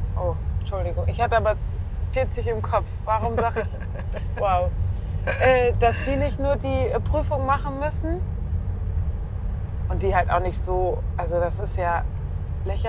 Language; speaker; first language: German; native; German